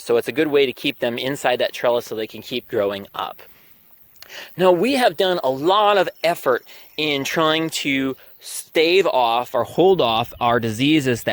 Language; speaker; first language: English; native; English